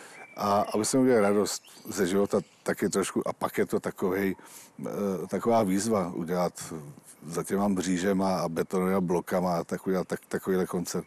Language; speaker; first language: Czech; native; Czech